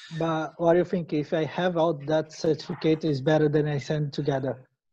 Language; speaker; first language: English; non-native, learner; Portuguese